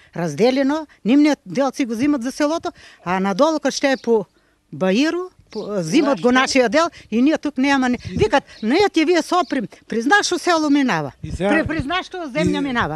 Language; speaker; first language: Bulgarian; native; Bulgarian